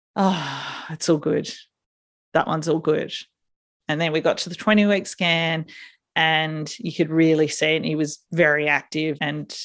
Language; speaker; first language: English; native; English